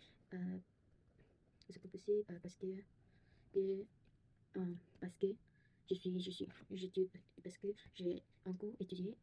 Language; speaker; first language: French; non-native, learner; Korean